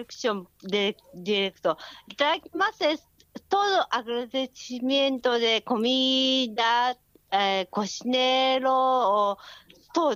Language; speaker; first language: Spanish; non-native, learner; Japanese